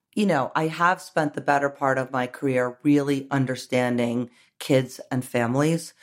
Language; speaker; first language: English; native; English